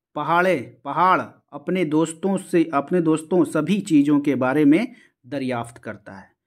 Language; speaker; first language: Hindi; native; Hindi